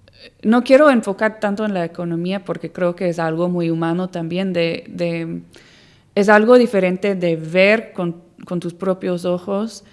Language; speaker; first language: Spanish; non-native, fluent; English